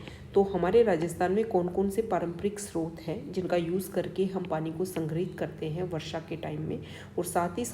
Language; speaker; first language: Hindi; native; Hindi